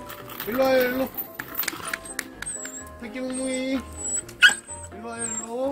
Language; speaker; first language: Korean; native; Korean